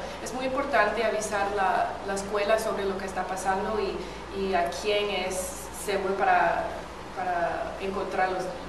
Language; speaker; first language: Spanish; non-native, fluent; English